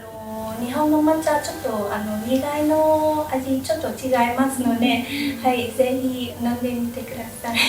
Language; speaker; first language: Japanese; non-native, learner; Vietnamese